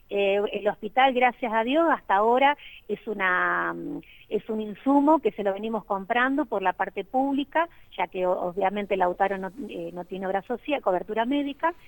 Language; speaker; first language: Spanish; native; Spanish